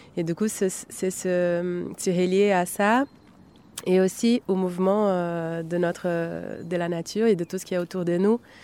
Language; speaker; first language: French; non-native, fluent; Portuguese